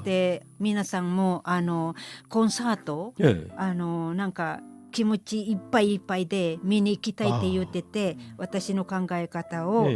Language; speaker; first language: Japanese; non-native, fluent; Filipino